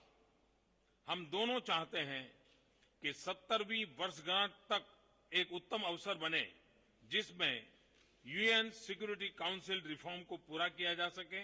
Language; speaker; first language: Hindi; non-native, local second language; Gujarati